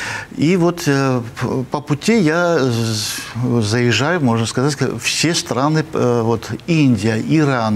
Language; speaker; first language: Russian; non-native, fluent; Armenian